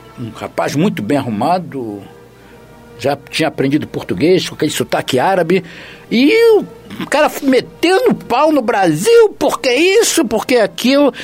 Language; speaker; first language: Portuguese; native; Portuguese